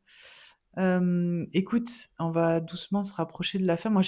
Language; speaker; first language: French; native; French